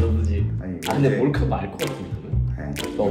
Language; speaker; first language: Korean; native; Korean